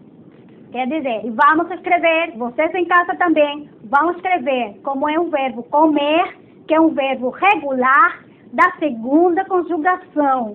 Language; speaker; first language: Portuguese; non-native, fluent; Spanish